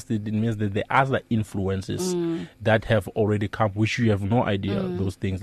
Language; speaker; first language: English; non-native, local second language; Northern Sotho